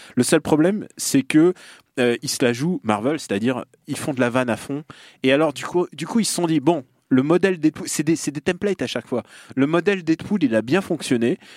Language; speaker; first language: French; non-native, fluent; Russian